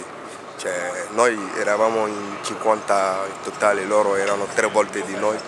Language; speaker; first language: Italian; non-native, fluent; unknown